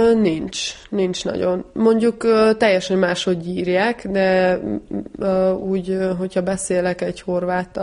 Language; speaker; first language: Hungarian; non-native, fluent; Serbian